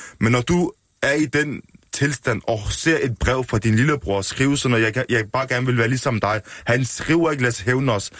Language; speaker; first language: Danish; early bilingual, other home language; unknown